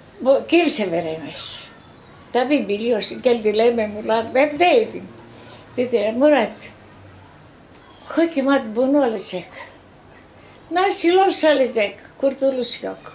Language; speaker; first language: Turkish; non-native, local second language; Greek